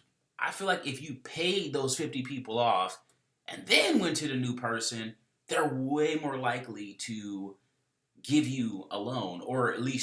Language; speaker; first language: English; native; English